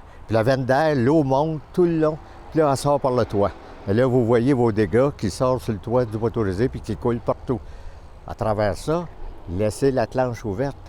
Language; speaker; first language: French; native; French